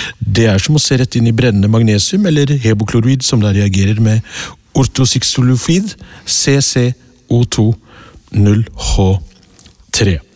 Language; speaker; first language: Norwegian; early bilingual, other home language; Urdu